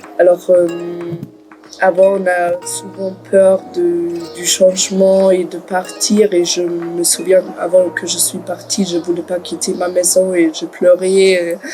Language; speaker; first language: French; non-native, learner; German